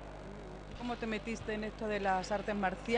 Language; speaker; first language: Spanish; native; Spanish